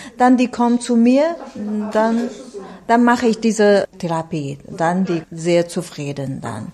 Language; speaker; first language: German; non-native, learner; Chinese